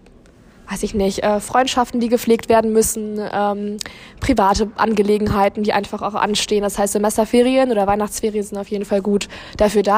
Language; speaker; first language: German; native; German